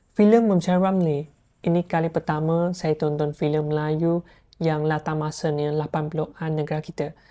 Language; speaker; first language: Malay; non-native, local second language; Chinese